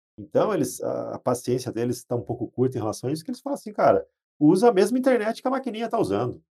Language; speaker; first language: Portuguese; native; Portuguese